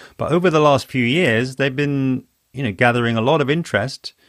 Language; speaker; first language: English; native; English